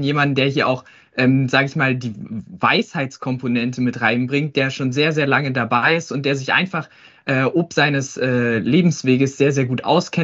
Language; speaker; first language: German; native; German